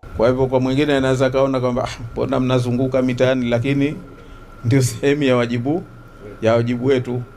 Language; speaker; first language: Swahili; native; Swahili